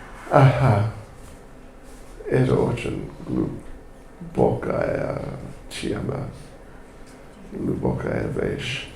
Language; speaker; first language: Russian; non-native, learner; English